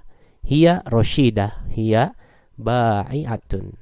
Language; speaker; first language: Arabic; non-native, fluent; Indonesian